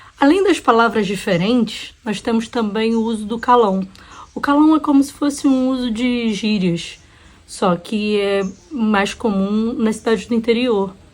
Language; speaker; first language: Portuguese; native; Portuguese